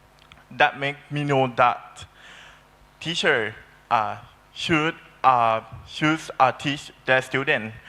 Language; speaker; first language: English; non-native, learner; Thai